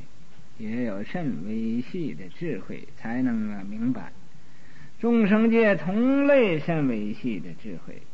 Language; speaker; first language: Chinese; native; Chinese